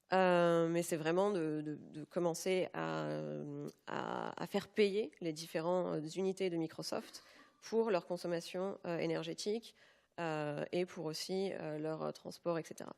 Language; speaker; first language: French; native; French